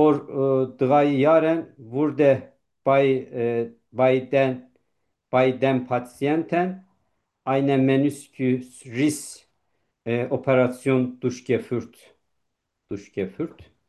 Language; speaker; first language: German; non-native, learner; Turkish